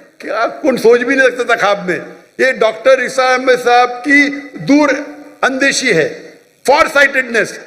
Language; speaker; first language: Urdu; non-native, local second language; Konkani